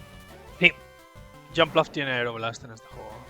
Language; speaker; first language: Spanish; native; Spanish